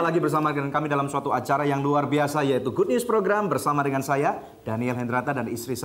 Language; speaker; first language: Indonesian; native; Indonesian